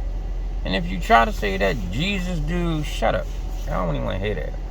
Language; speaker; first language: English; native; English